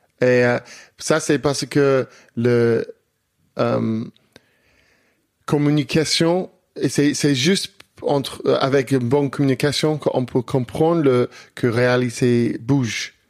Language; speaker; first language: French; non-native, learner; English